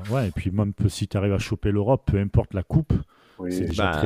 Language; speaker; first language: French; native; French